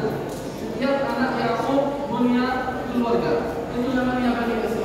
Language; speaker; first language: Indonesian; non-native, learner; Arabic